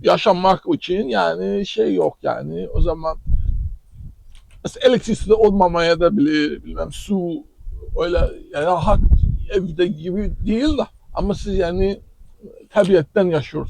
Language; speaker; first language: Turkish; non-native, learner; Persian